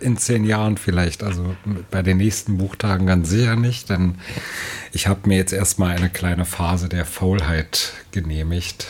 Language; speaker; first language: German; native; German